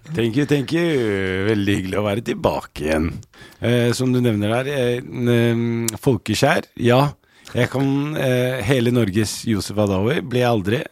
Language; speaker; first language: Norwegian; early bilingual, other home language; Arabic